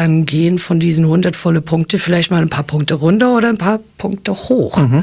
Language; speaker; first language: German; non-native, fluent; English